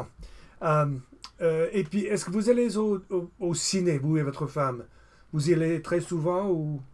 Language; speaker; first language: French; non-native, fluent; English